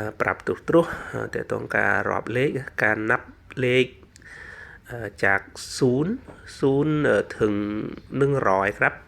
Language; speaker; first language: Thai; non-native, fluent; Khmer